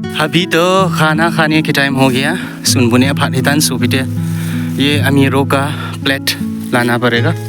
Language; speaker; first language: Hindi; non-native, local second language; Thado Chin